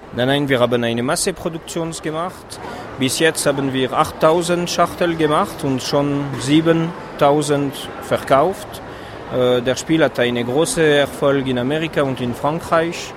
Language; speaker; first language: German; non-native, fluent; French